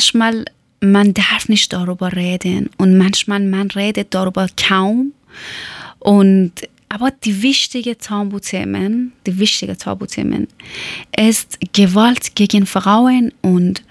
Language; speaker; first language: German; non-native, learner; Persian